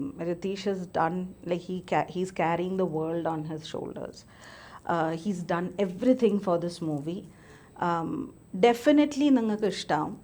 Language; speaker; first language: Malayalam; early bilingual, other home language; English